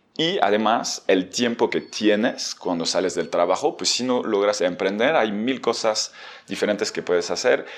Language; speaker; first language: Spanish; non-native, fluent; French